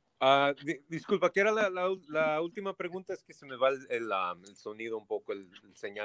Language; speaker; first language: Spanish; early bilingual, heritage; Spanish